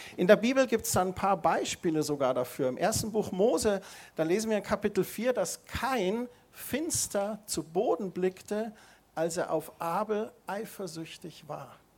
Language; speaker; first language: German; native; German